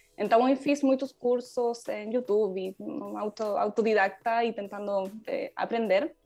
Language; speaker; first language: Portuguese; non-native, learner; Spanish